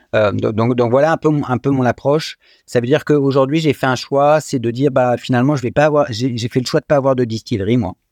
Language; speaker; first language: French; native; French